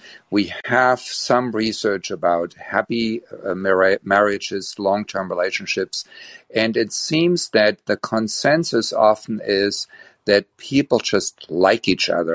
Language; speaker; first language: English; non-native, fluent; German